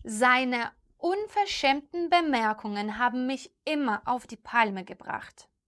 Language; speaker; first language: German; non-native, fluent; Ukrainian